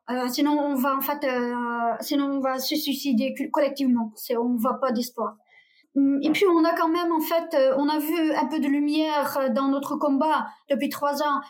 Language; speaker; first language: French; non-native, fluent; Uyghur